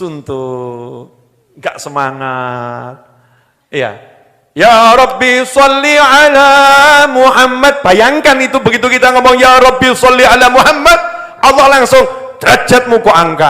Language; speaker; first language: Indonesian; native; Indonesian